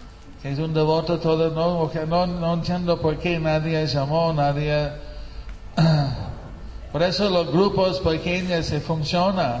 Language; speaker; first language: Spanish; non-native, fluent; English